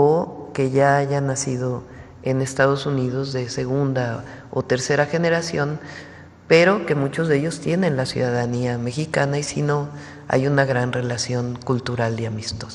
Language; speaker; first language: Spanish; native; Spanish